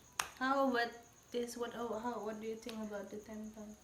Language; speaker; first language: English; non-native, learner; Indonesian